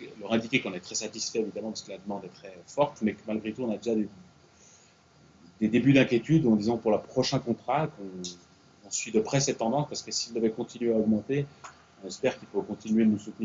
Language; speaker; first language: French; native; French